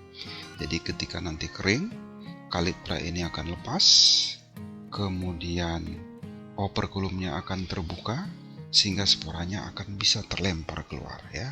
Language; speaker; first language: Indonesian; native; Indonesian